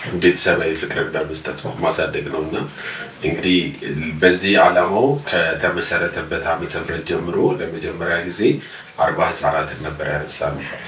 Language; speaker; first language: Amharic; native; Amharic